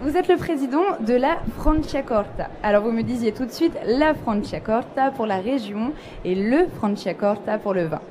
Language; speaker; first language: French; native; French